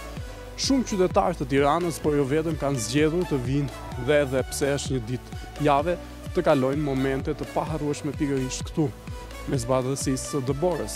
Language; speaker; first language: Albanian; native; Albanian